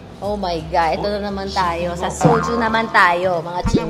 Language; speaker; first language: Filipino; non-native, fluent; Korean